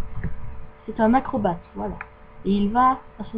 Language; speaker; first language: French; native; French